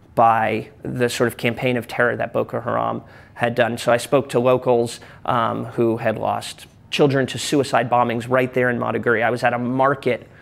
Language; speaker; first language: English; native; English